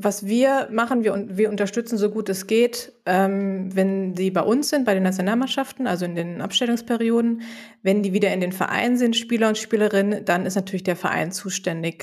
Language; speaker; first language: German; native; German